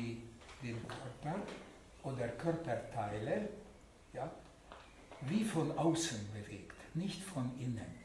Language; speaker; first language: German; non-native, fluent; Hungarian